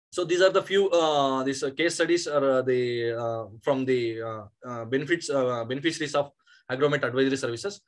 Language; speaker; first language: English; non-native, local second language; Kannada